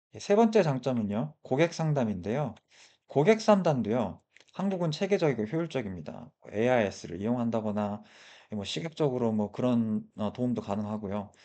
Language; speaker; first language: Korean; early bilingual, heritage; Korean